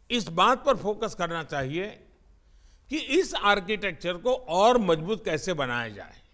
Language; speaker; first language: Hindi; native; Hindi